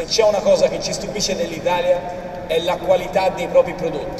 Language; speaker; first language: Italian; native; Italian